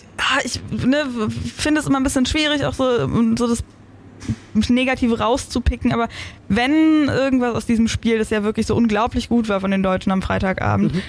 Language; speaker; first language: German; native; German